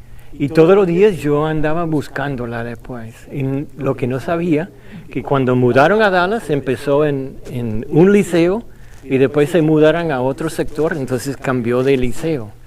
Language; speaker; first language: Spanish; non-native, fluent; English